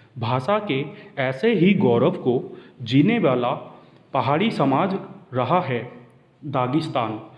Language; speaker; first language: Hindi; native; Hindi